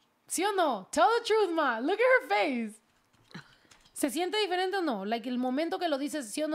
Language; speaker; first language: Spanish; early bilingual, heritage; Spanish